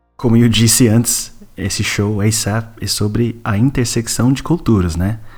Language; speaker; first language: Portuguese; non-native, fluent; English